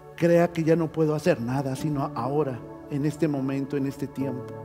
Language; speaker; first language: Spanish; native; Spanish